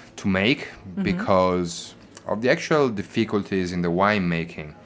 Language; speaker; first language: English; non-native, fluent; Italian